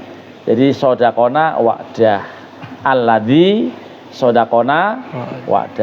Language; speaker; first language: Arabic; non-native, fluent; Indonesian